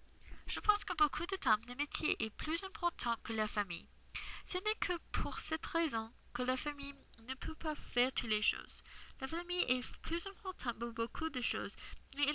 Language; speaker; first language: French; non-native, learner; English